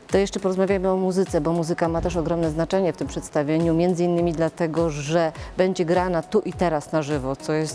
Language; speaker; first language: Polish; native; Polish